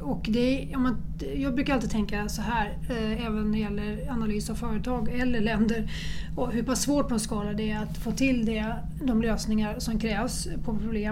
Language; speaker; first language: Swedish; native; Swedish